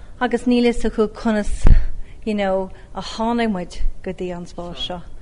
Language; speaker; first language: Irish; non-native, local second language; English